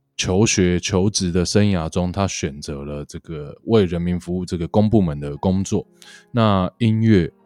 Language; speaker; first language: Chinese; native; Chinese